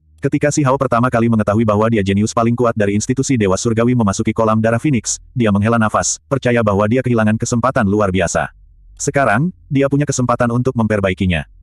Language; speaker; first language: Indonesian; native; Indonesian